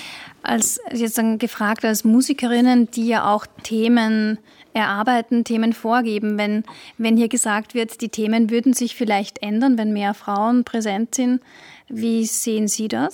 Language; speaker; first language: German; native; German